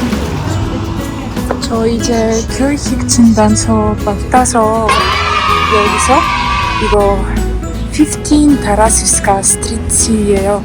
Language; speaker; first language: Korean; non-native, learner; Ukrainian